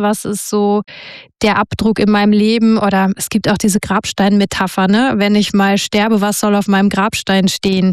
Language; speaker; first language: German; native; German